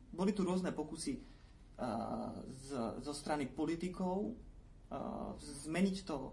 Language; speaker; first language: Slovak; native; Slovak